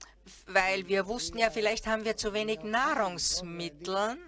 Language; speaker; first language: German; non-native, fluent; Hebrew